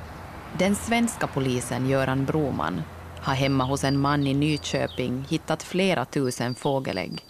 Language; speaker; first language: Swedish; native; Swedish